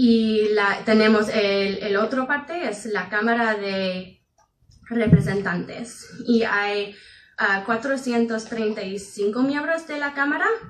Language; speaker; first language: Spanish; non-native, fluent; English